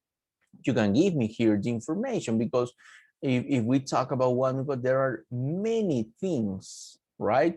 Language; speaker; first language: English; non-native, fluent; Spanish